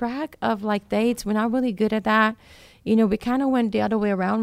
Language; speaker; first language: English; non-native, fluent; Portuguese